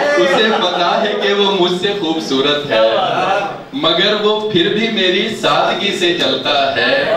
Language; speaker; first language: Urdu; non-native, local second language; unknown